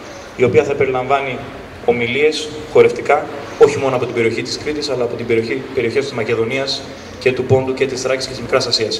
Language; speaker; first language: Greek; native; Greek